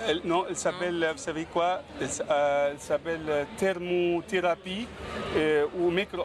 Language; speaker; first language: French; non-native, fluent; Arabic